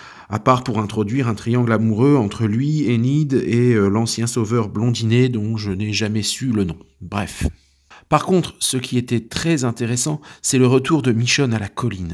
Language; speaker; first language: French; native; French